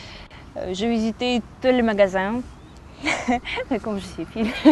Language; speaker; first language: French; non-native, learner; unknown